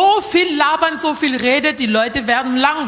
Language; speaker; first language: German; non-native, learner; French